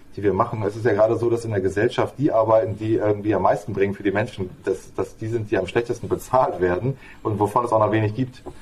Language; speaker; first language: German; native; German